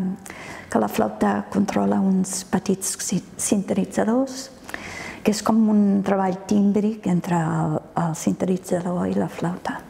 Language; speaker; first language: Catalan; non-native, fluent; English